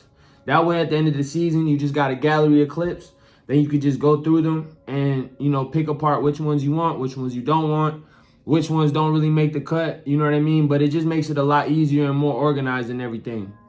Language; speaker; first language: English; native; English